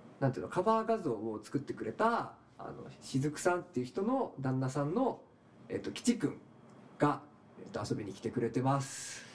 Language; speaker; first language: Japanese; native; Japanese